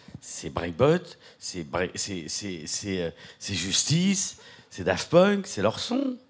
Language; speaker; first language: French; native; French